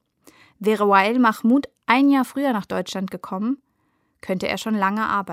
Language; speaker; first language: German; native; German